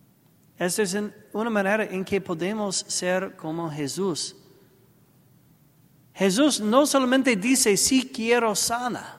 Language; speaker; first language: Spanish; non-native, learner; English